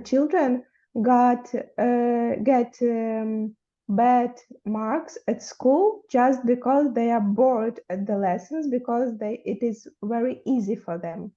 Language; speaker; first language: English; non-native, fluent; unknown